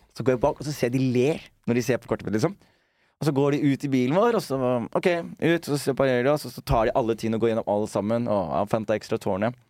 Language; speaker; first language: Norwegian; early bilingual, other home language; Somali